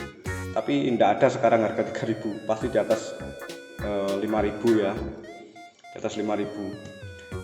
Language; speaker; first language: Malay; non-native, local second language; Javanese